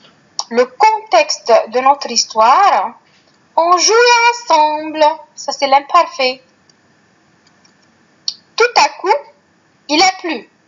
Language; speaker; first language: French; non-native, fluent; Arabic